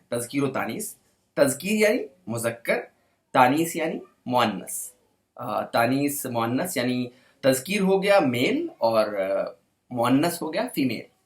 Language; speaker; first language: Urdu; native; Urdu